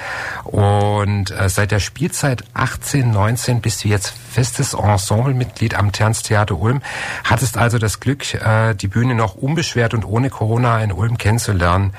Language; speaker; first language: German; native; German